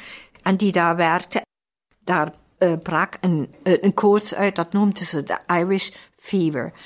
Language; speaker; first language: Dutch; non-native, fluent; German